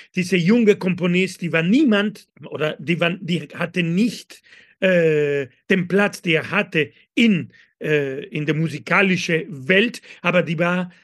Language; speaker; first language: German; non-native, fluent; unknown